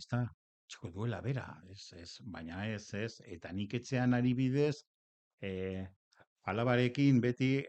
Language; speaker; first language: Basque; non-native, local second language; Spanish